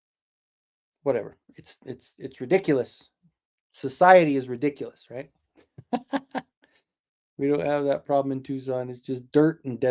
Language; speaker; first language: English; native; English